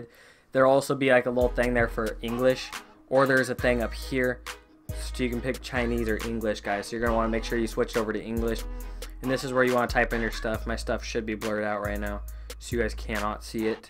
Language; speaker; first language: English; native; English